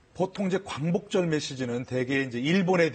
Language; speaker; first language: Korean; native; Korean